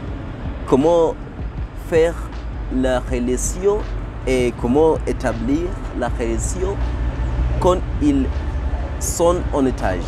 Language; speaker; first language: French; non-native, learner; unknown